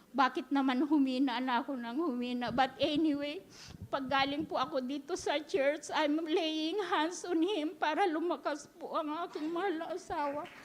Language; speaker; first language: Filipino; native; Filipino